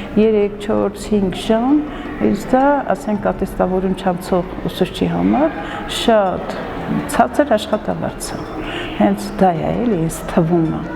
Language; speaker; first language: Armenian; non-native, local second language; Kurdish